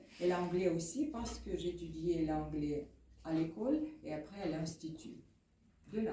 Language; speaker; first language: French; non-native, fluent; Russian